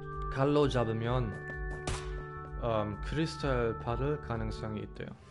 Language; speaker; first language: Korean; non-native, fluent; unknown